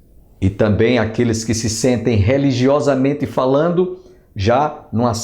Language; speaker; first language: Portuguese; native; Portuguese